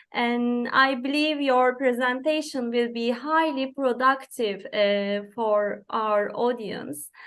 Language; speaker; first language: English; non-native, fluent; Turkish